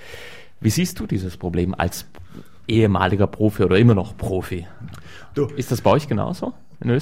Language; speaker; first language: German; native; German